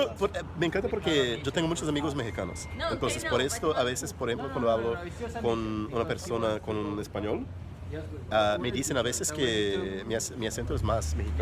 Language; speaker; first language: Spanish; non-native, fluent; Portuguese